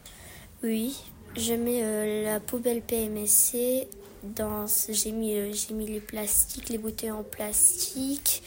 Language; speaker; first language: French; early bilingual, other home language; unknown